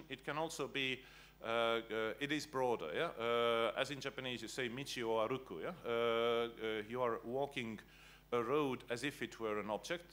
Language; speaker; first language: English; non-native, fluent; Estonian